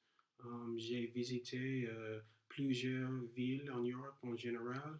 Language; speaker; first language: French; non-native, learner; English